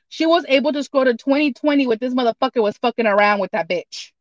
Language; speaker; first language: English; early bilingual, other home language; Spanish